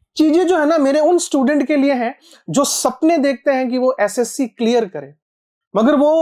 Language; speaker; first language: Hindi; native; Hindi